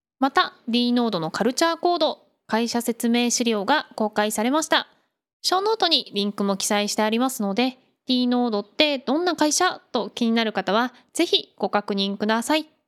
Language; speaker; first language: Japanese; native; Japanese